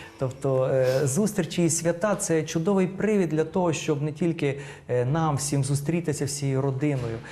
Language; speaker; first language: Ukrainian; native; Ukrainian